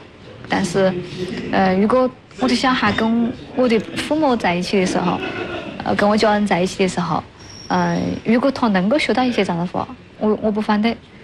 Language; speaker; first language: Chinese; non-native, local second language; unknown